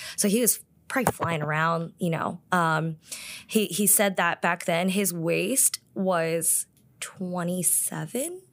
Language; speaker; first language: English; early bilingual, other home language; Korean